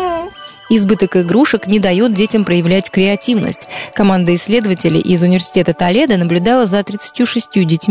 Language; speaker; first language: Russian; native; Russian